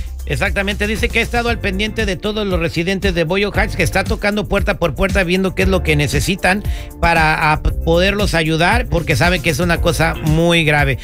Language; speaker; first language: Spanish; native; Spanish